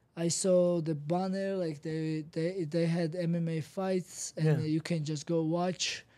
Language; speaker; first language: English; non-native, learner; Georgian